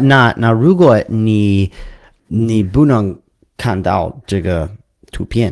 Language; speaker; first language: Chinese; non-native, learner; English